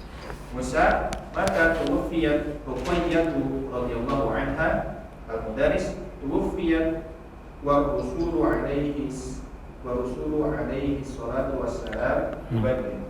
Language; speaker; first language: Arabic; non-native, learner; Indonesian